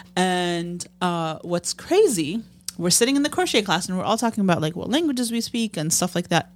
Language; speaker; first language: English; non-native, fluent; Arabic